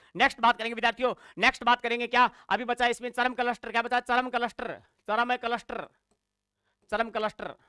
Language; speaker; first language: Hindi; native; Hindi